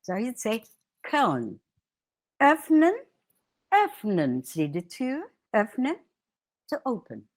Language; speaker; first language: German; non-native, fluent; Filipino